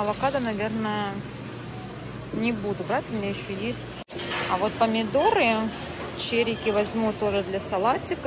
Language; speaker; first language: Russian; native; Russian